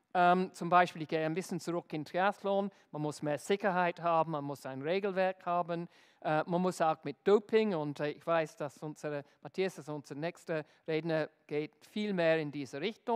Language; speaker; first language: German; non-native, fluent; English